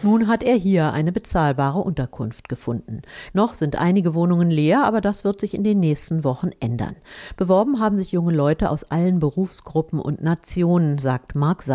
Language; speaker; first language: German; native; German